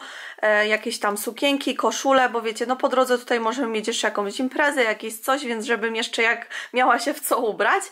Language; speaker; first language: Polish; native; Polish